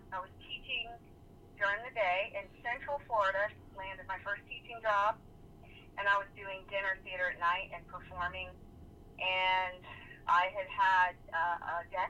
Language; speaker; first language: English; native; English